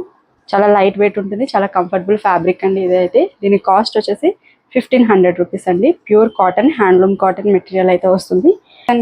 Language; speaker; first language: Telugu; native; Telugu